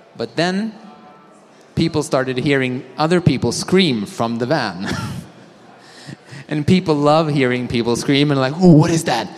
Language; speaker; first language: English; non-native, fluent; Swedish